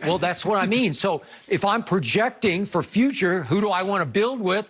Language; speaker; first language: English; native; English